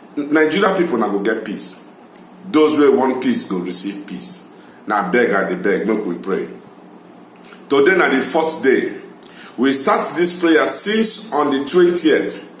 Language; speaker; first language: Nigerian Pidgin; non-native, local second language; Igbo